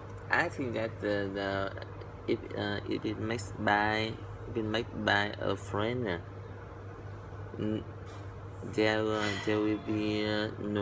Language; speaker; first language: English; non-native, learner; Vietnamese